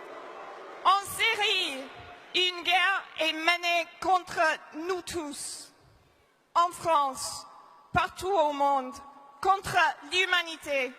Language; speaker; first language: French; non-native, fluent; English